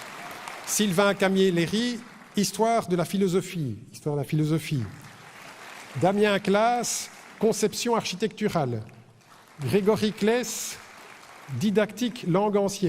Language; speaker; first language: French; native; French